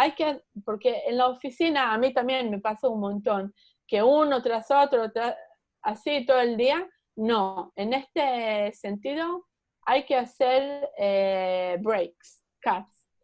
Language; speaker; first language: Spanish; early bilingual, heritage; Spanish